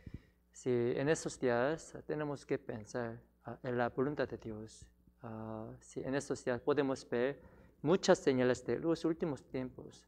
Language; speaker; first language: Spanish; non-native, learner; Korean